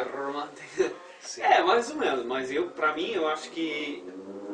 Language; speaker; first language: Portuguese; non-native, fluent; English